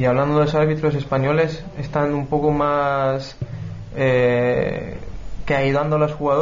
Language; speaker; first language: Spanish; non-native, fluent; Turkish